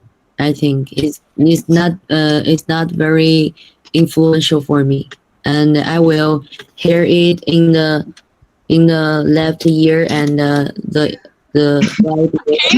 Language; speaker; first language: English; non-native, learner; Chinese